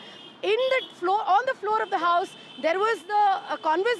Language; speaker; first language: English; non-native, local second language; Kannada